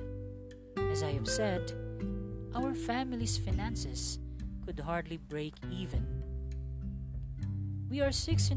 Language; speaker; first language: English; non-native, local second language; Cebuano